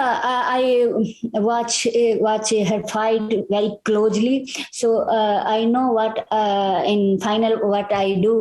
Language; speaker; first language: English; non-native, learner; Hindi